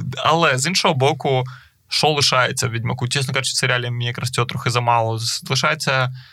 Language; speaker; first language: Ukrainian; native; Ukrainian